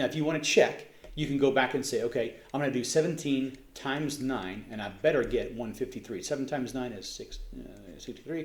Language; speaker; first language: English; native; English